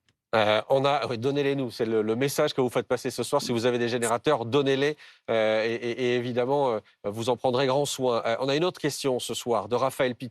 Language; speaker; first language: French; native; French